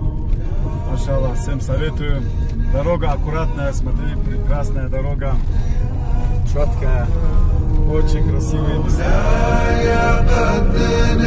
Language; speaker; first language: Russian; non-native, local second language; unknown